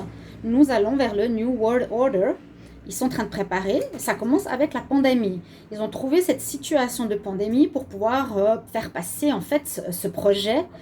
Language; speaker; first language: French; native; French